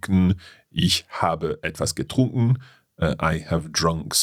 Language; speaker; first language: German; non-native, learner; English